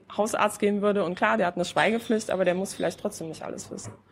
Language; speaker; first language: German; non-native, fluent; Polish